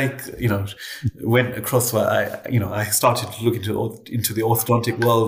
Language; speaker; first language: English; native; English